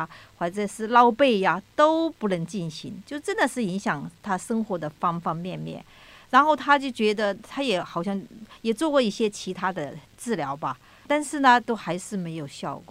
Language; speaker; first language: Chinese; native; Chinese